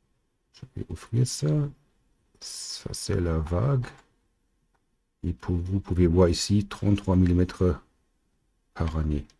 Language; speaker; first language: French; non-native, learner; German